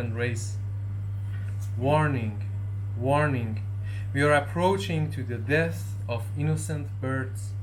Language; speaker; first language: English; non-native, fluent; Persian